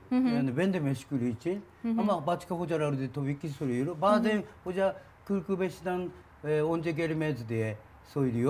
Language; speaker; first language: Turkish; non-native, learner; Japanese